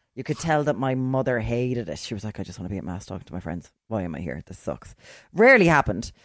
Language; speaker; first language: English; native; English